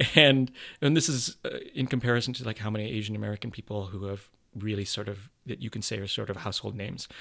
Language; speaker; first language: English; native; English